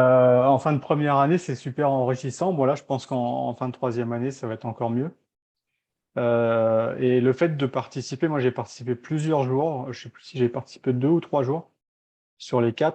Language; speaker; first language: French; native; French